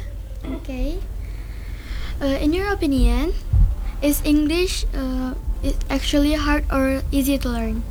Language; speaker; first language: English; non-native, learner; Indonesian